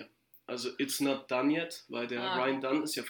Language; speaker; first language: German; native; German